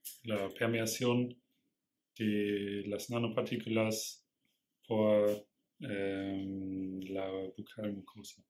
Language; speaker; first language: Spanish; non-native, learner; German